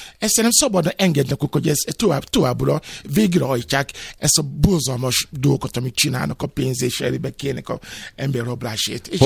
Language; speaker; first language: Hungarian; non-native, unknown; Yoruba